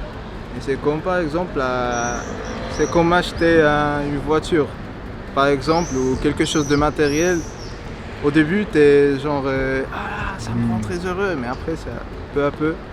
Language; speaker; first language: French; non-native, fluent; Spanish